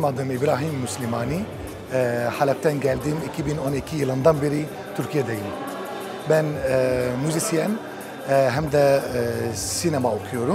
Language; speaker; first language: Turkish; non-native, fluent; Arabic